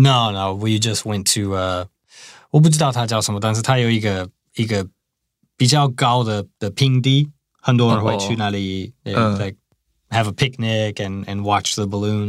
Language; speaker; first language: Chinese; non-native, fluent; English